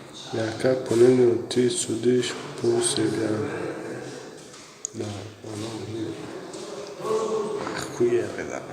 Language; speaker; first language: Russian; non-native, learner; Tajik